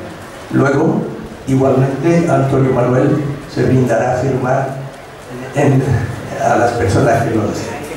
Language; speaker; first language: Spanish; native; Spanish